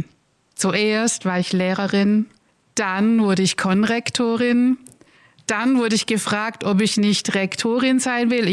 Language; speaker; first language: German; native; German